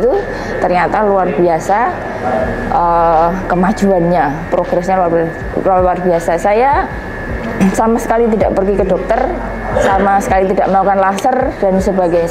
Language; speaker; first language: Indonesian; native; Indonesian